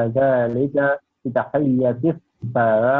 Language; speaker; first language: Arabic; non-native, learner; Indonesian